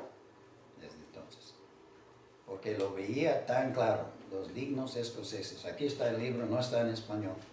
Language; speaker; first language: Spanish; non-native, fluent; English